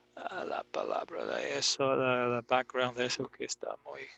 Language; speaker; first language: Spanish; non-native, fluent; English